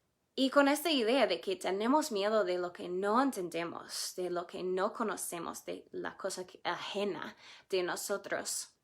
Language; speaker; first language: Spanish; non-native, fluent; English